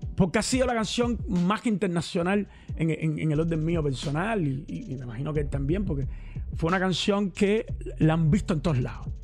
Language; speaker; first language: Spanish; native; Spanish